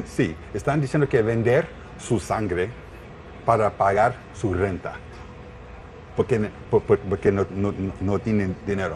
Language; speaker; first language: Spanish; non-native, learner; English